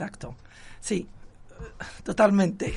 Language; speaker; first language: Spanish; non-native, local second language; Arabic